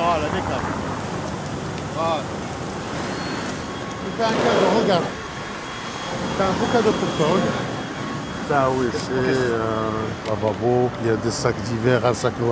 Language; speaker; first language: French; native; French